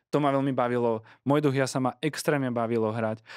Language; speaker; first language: Slovak; native; Slovak